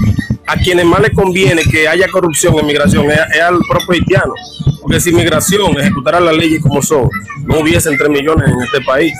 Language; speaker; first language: Spanish; native; Spanish